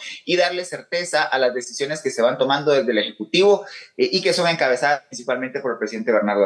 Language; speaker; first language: Spanish; native; Spanish